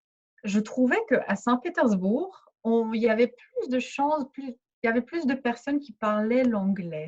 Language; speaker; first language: French; early bilingual, other home language; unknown